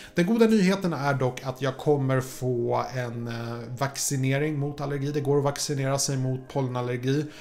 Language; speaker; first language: Swedish; early bilingual, other home language; Polish